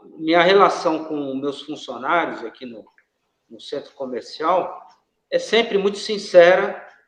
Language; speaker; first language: Portuguese; native; Portuguese